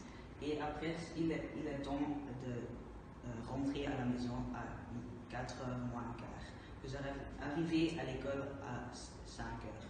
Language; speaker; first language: French; non-native, learner; Dutch